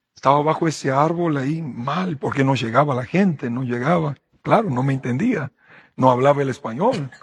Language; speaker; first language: Spanish; non-native, fluent; Portuguese